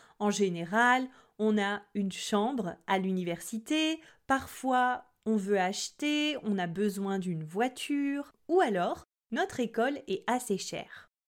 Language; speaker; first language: French; native; French